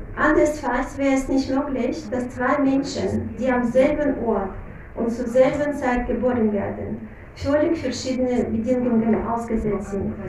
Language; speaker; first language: German; non-native, fluent; Russian